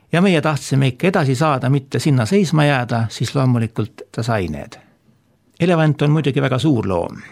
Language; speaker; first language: Estonian; native; Estonian